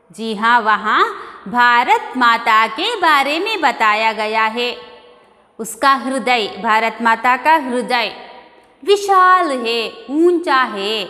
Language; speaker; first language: Hindi; non-native, local second language; Kannada